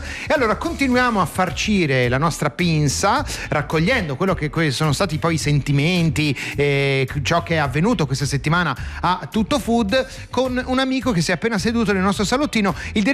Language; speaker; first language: Italian; native; Italian